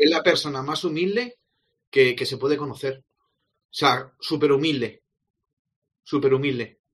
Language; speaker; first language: Spanish; native; Spanish